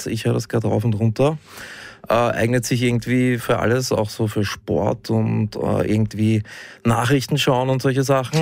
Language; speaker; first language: German; native; German